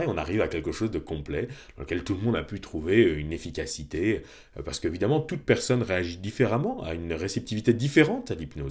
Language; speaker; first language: French; native; French